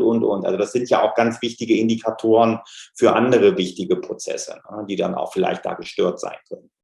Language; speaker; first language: German; native; German